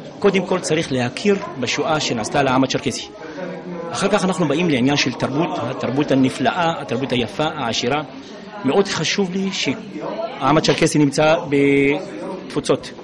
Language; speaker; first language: Hebrew; non-native, local second language; Adyghe